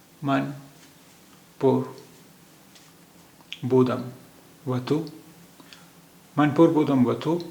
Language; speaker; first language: Persian; non-native, fluent; Urdu